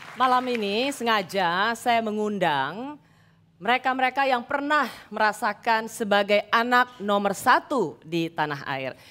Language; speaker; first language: Indonesian; native; Indonesian